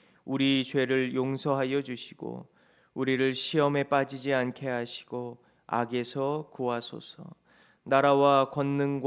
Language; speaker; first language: Korean; native; Korean